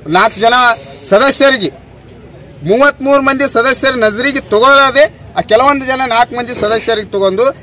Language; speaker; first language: Kannada; native; Kannada